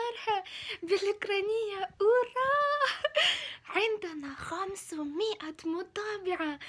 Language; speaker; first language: Arabic; non-native, fluent; Ukrainian